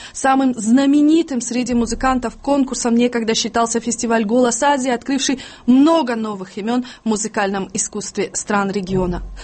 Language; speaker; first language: Russian; non-native, local second language; Tajik